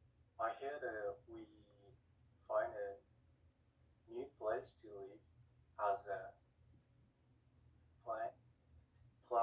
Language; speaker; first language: English; non-native, learner; Korean